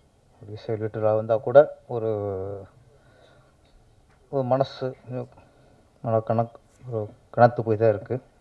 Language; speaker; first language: Tamil; native; Tamil